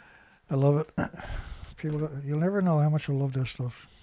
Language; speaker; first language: English; native; English